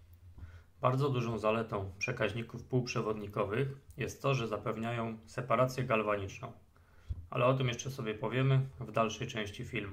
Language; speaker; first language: Polish; native; Polish